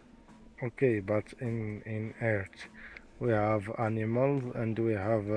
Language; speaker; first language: English; non-native, learner; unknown